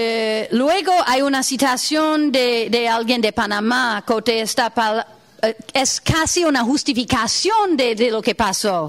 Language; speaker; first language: Spanish; non-native, fluent; English